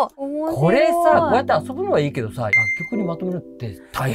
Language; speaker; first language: Japanese; native; Japanese